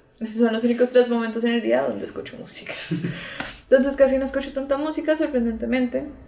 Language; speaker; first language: Spanish; early bilingual, other home language; English